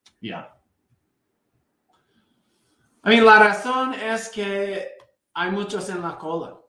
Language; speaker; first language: Spanish; non-native, fluent; English